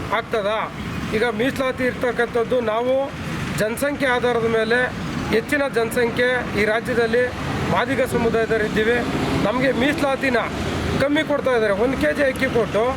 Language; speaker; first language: Kannada; native; Kannada